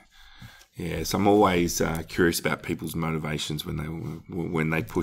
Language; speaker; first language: English; native; English